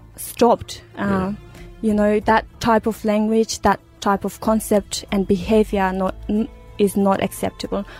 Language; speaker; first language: English; non-native, fluent; Persian